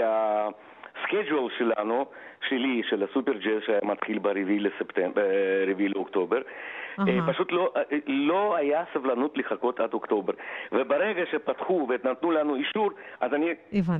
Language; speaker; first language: Hebrew; non-native, fluent; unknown